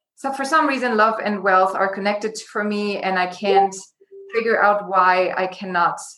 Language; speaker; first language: English; non-native, fluent; German